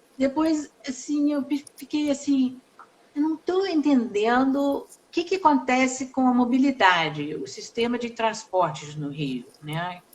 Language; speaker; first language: Portuguese; non-native, fluent; English